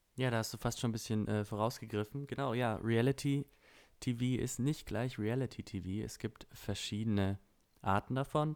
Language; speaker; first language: German; native; German